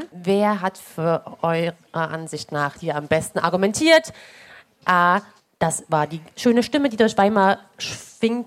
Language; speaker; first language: German; native; German